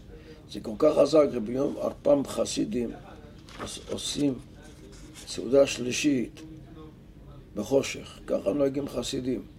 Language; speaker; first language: Hebrew; non-native, local second language; Yiddish